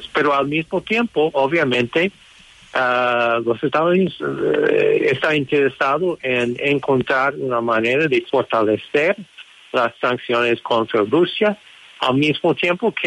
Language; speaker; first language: Spanish; non-native, fluent; English